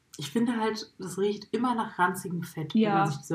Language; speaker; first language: German; native; German